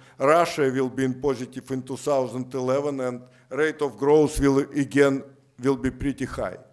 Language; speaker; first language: English; non-native, fluent; Russian